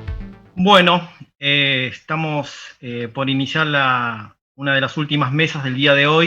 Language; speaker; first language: Spanish; native; Spanish